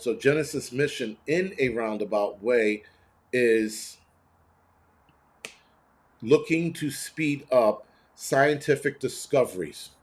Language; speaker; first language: English; native; English